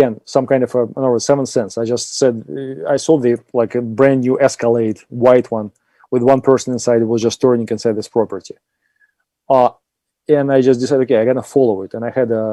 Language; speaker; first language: English; non-native, fluent; German